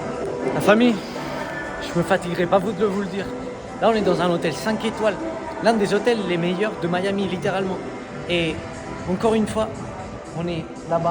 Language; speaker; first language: French; native; French